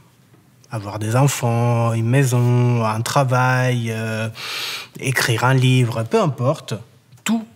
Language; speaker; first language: French; native; French